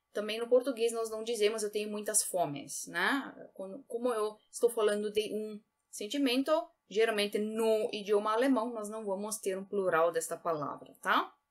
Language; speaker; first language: Portuguese; native; Portuguese